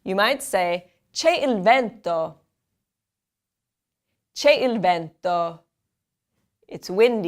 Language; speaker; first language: Italian; non-native, fluent; English